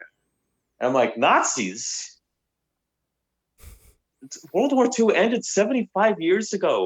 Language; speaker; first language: English; native; English